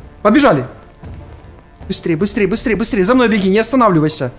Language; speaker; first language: Russian; native; Russian